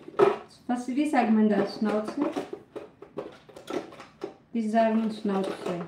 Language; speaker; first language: German; non-native, learner; Filipino